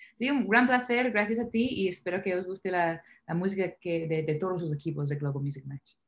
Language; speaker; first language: Spanish; non-native, fluent; English